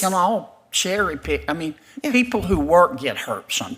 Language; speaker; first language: English; native; English